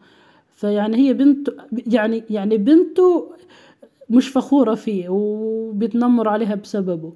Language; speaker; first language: Arabic; native; Arabic